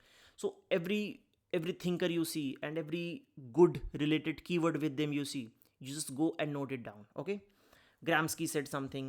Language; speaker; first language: English; non-native, local second language; Hindi